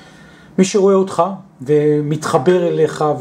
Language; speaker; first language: Hebrew; native; Hebrew